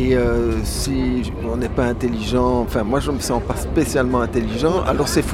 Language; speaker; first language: French; native; French